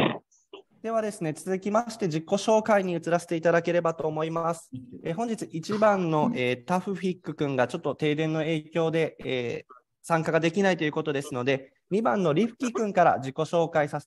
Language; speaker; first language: Japanese; native; Japanese